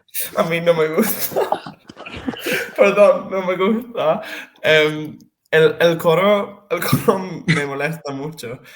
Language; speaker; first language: Spanish; non-native, fluent; Serbian